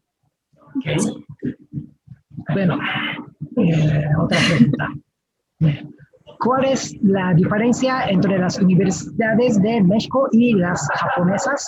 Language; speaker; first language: Spanish; non-native, fluent; Japanese